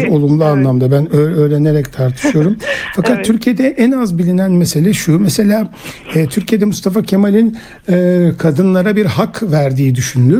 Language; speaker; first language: Turkish; native; Turkish